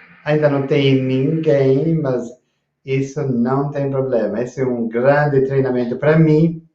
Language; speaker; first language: Portuguese; non-native, fluent; English